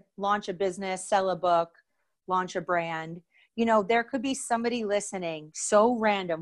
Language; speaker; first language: English; native; English